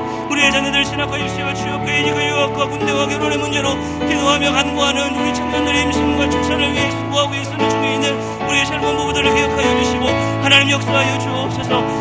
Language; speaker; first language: Korean; native; Korean